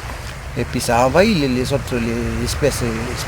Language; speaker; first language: French; non-native, local second language; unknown